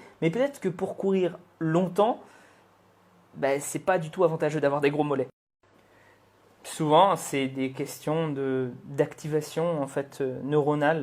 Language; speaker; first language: French; native; French